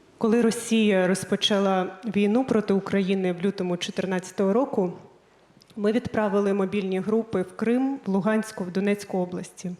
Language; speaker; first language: Ukrainian; native; Ukrainian